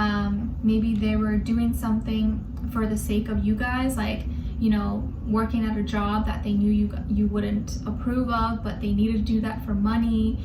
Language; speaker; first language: English; native; English